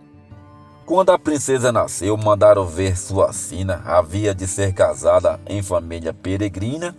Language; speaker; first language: Portuguese; native; Portuguese